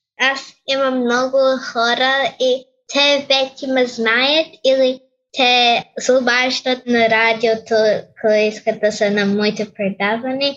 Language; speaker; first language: Bulgarian; early bilingual, heritage; Bulgarian